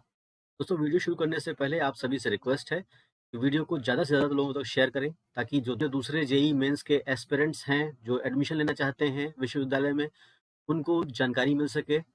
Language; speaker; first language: Hindi; native; Hindi